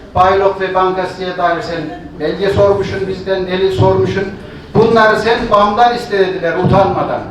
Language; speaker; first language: Turkish; native; Turkish